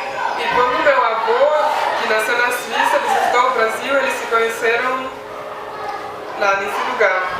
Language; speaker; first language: Portuguese; non-native, fluent; Swiss German